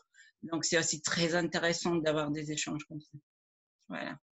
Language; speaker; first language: French; non-native, fluent; Croatian